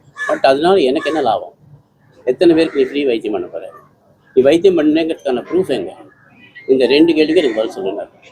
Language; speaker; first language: Tamil; native; Tamil